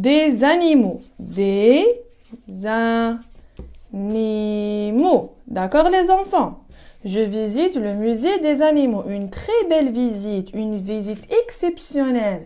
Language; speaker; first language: French; non-native, local second language; Arabic